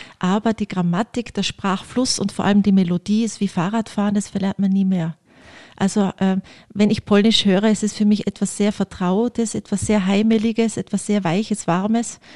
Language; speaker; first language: German; early bilingual, other home language; Polish